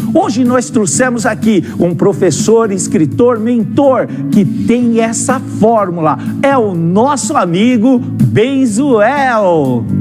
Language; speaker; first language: Portuguese; native; Portuguese